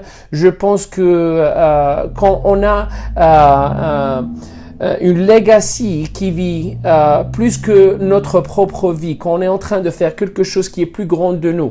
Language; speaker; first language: French; non-native, fluent; Spanish